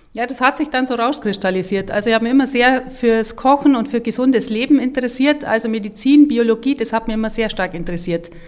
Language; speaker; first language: German; native; German